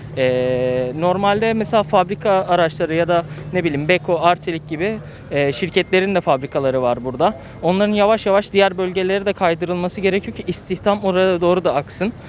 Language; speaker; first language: Turkish; native; Turkish